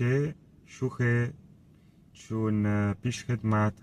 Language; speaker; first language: Persian; non-native, learner; Italian